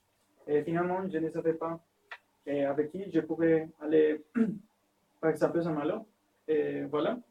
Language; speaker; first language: French; non-native, fluent; Spanish